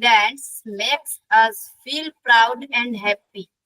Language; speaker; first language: English; non-native, learner; Hindi